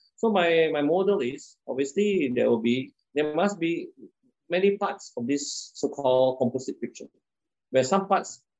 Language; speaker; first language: English; non-native, local second language; Min Nan Chinese